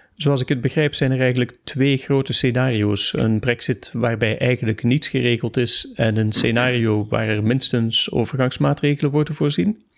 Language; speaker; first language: Dutch; native; Dutch